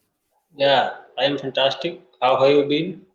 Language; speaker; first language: English; non-native, fluent; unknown